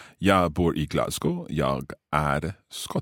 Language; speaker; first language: Swedish; non-native, learner; English